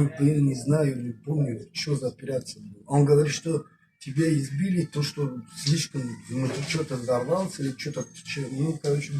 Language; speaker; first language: Russian; non-native, fluent; Tajik